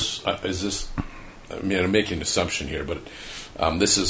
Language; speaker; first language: English; native; English